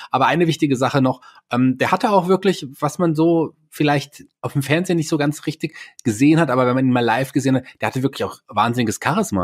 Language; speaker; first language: German; native; German